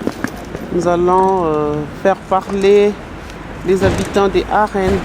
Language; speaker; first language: French; non-native, local second language; Lingala